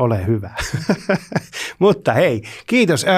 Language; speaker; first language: Finnish; native; Finnish